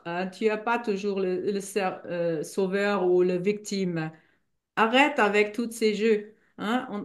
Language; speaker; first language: French; non-native, fluent; German